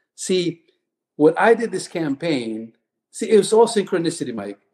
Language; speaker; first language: English; non-native, local second language; Cebuano